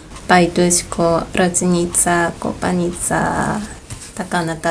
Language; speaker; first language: Bulgarian; non-native, learner; Japanese